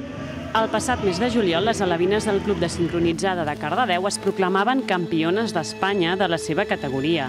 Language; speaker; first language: Catalan; native; Catalan